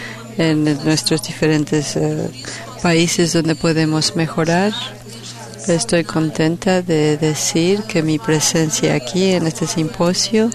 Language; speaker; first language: Spanish; non-native, fluent; Portuguese